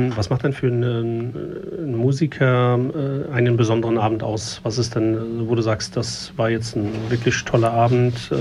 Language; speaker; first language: German; native; German